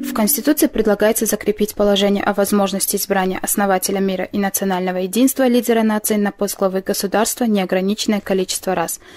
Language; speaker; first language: Russian; non-native, local second language; Tajik